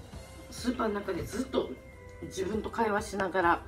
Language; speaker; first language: Japanese; native; Japanese